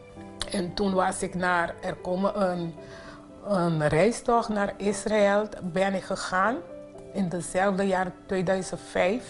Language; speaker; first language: Dutch; non-native, fluent; Papiamento